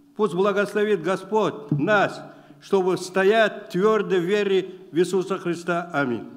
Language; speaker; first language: Russian; non-native, local second language; Uzbek